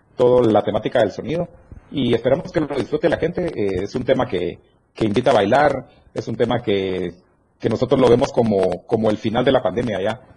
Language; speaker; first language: Spanish; native; Spanish